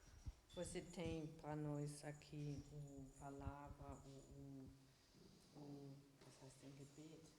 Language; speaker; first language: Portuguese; non-native, learner; German